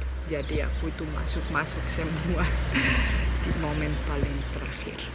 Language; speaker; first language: Indonesian; non-native, fluent; Spanish